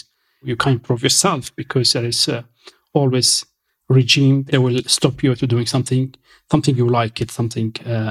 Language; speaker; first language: English; non-native, fluent; Arabic